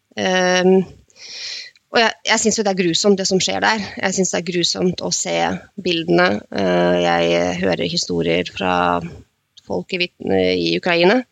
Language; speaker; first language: Norwegian; non-native, fluent; Russian